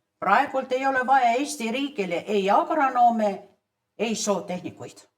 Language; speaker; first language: Estonian; early bilingual, heritage; Estonian